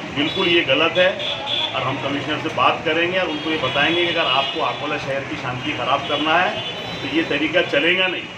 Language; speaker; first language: Hindi; non-native, local second language; Urdu